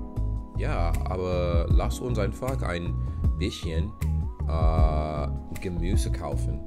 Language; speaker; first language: German; non-native, learner; English